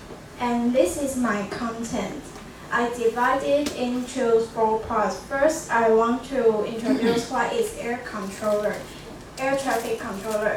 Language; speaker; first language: English; non-native, learner; Chinese